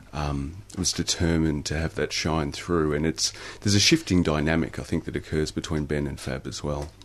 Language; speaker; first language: English; native; English